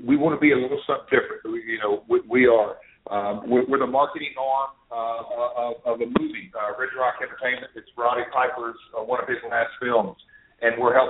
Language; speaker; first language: English; native; English